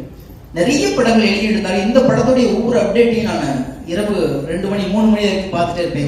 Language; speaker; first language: Tamil; native; Tamil